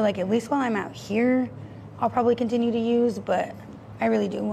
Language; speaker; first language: English; native; English